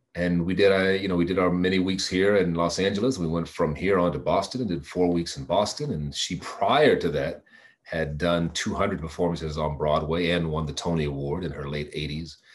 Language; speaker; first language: English; native; English